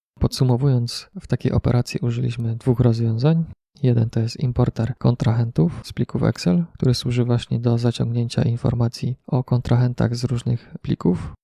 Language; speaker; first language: Polish; native; Polish